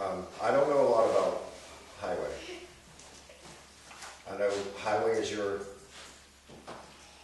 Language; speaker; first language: English; native; English